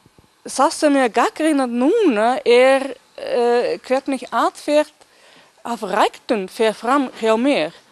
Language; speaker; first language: Icelandic; non-native, learner; Danish